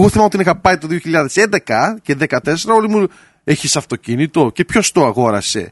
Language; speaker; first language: Greek; early bilingual, heritage; Greek